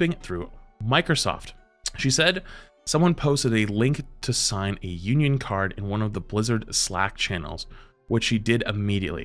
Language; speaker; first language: English; native; English